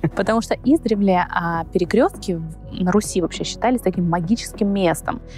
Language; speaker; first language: Russian; native; Russian